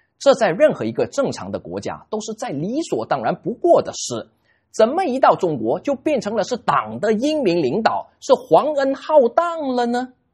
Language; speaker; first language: Chinese; native; Chinese